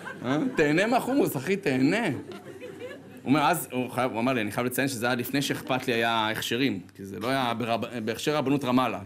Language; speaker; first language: Hebrew; native; Hebrew